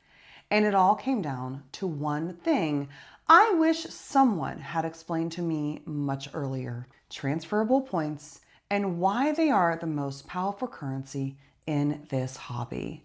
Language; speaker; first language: English; native; English